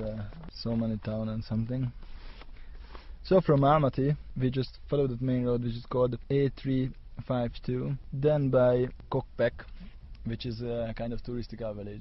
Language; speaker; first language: English; non-native, learner; Hungarian